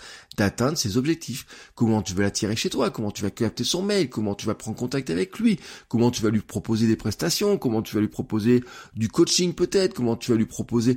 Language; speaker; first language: French; native; French